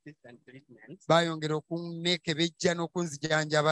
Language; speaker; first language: English; non-native, fluent; Oromo